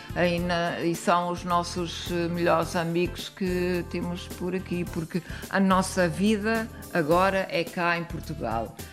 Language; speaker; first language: Portuguese; non-native, fluent; German